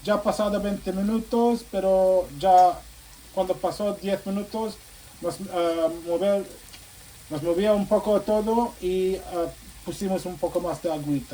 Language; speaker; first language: Spanish; non-native, fluent; Bangla